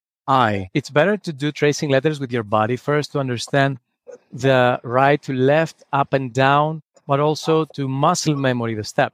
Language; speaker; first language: English; non-native, fluent; Greek